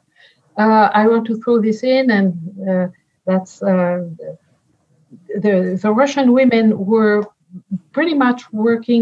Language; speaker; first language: English; non-native, fluent; French